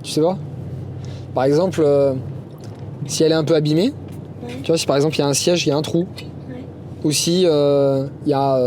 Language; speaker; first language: French; native; French